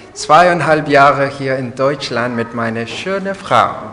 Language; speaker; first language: German; non-native, learner; English